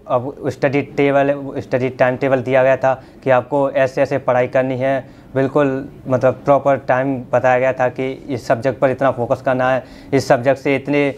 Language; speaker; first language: Hindi; native; Hindi